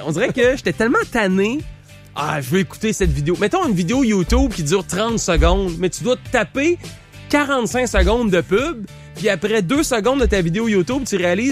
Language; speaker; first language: French; native; French